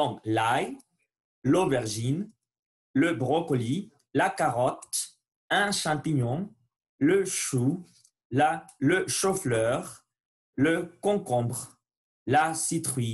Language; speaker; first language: French; non-native, learner; Spanish